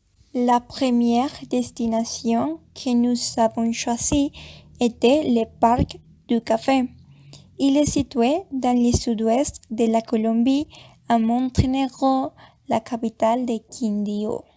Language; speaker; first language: French; non-native, learner; Spanish